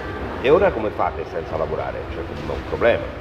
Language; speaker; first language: Italian; native; Italian